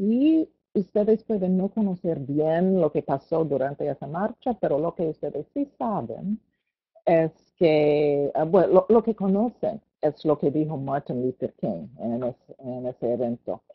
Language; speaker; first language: Spanish; non-native, fluent; English